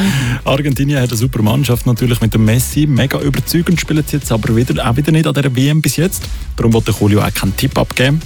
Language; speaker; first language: German; native; German